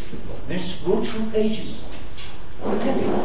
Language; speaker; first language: English; non-native, fluent; Persian